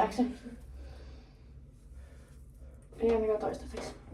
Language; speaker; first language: Finnish; native; Finnish